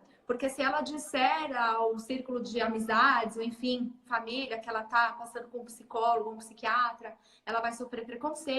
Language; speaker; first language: Portuguese; native; Portuguese